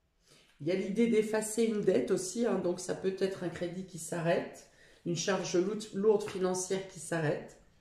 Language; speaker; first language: French; native; French